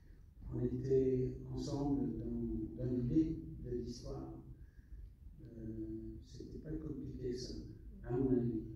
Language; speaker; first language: French; non-native, fluent; English